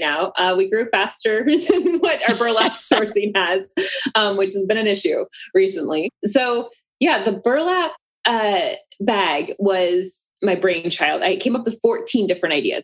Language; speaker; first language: English; native; English